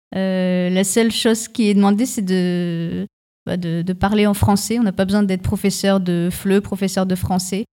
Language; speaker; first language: French; native; French